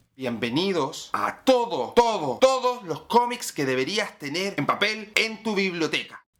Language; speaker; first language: Spanish; native; Spanish